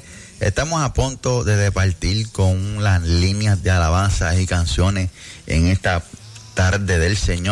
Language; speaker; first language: Spanish; native; Spanish